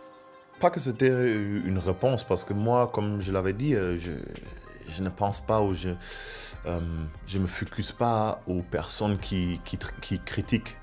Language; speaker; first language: French; non-native, fluent; German